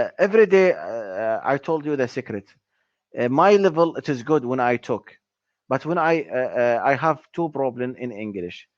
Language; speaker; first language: English; non-native, learner; Arabic